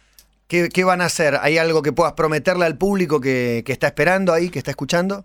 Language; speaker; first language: Spanish; native; Spanish